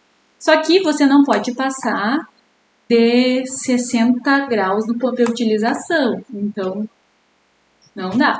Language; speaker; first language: Portuguese; native; Portuguese